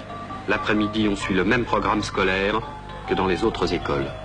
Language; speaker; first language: French; native; French